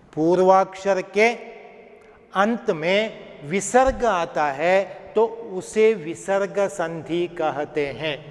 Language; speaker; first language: Hindi; non-native, local second language; Kannada